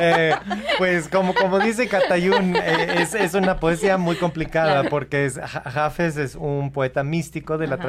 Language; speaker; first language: Spanish; early bilingual, heritage; Spanish